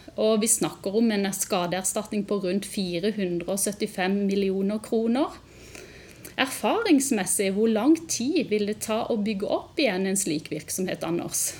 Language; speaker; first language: Norwegian; native; Norwegian